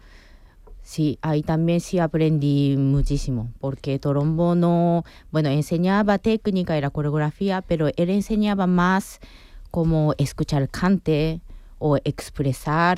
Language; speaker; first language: Spanish; non-native, fluent; Japanese